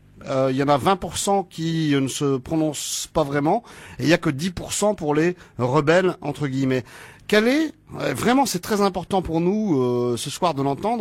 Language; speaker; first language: French; native; French